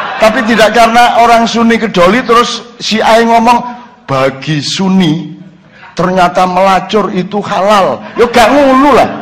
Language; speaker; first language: Indonesian; non-native, local second language; Javanese